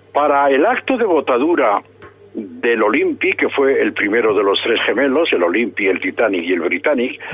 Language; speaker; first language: Spanish; native; Spanish